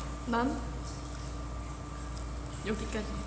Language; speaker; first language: Korean; non-native, fluent; Thai